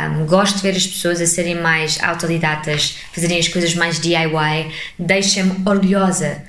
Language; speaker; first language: Portuguese; early bilingual, heritage; English